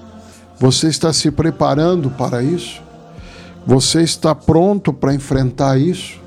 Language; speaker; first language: Portuguese; native; Portuguese